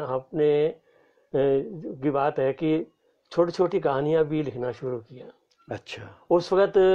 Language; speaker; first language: Hindi; native; Hindi